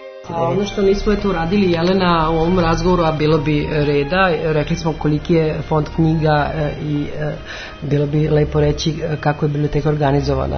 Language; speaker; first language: Serbian; native; Serbian